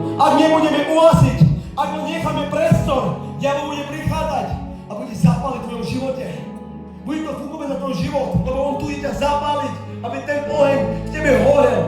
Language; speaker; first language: Slovak; non-native, local second language; Romany